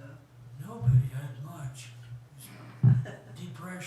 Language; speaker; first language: English; native; English